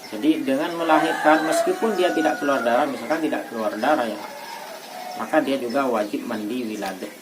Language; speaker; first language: Indonesian; native; Indonesian